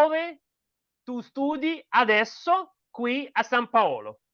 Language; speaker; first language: Italian; non-native, learner; Portuguese